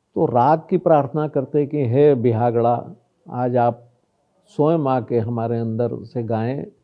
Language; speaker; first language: Hindi; native; Hindi